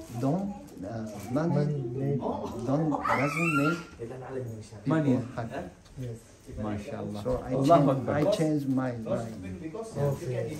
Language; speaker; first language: English; non-native, learner; Japanese